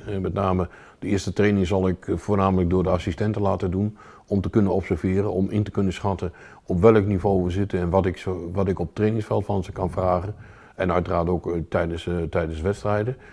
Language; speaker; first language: Dutch; native; Dutch